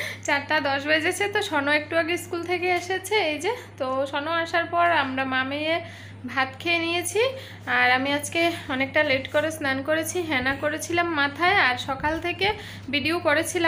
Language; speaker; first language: Bangla; native; Bangla